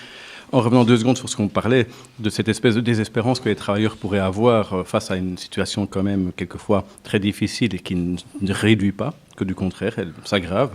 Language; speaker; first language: French; native; French